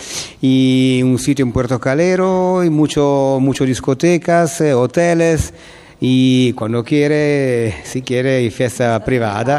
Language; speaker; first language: Spanish; non-native, learner; Italian